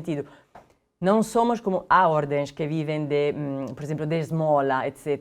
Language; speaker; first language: Portuguese; non-native, fluent; Italian